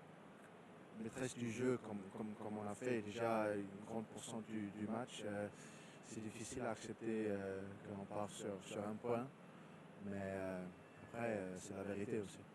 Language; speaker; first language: French; non-native, fluent; Danish